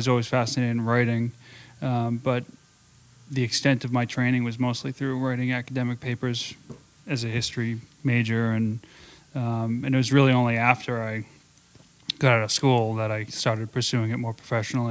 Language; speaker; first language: English; native; English